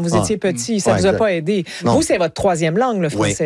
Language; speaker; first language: French; native; French